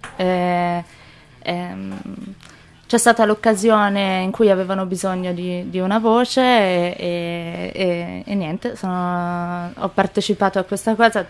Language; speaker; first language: Italian; native; Italian